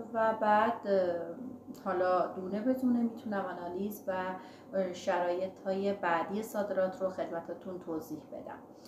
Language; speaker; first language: Persian; native; Persian